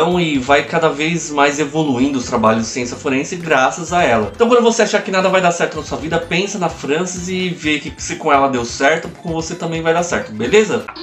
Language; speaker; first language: Portuguese; native; Portuguese